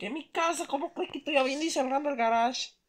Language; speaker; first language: Spanish; native; Spanish